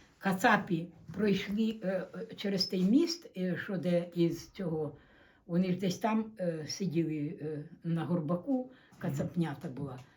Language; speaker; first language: Ukrainian; native; Ukrainian